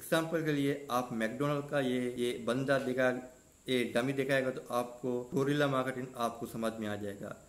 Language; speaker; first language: Hindi; non-native, learner; Sinhala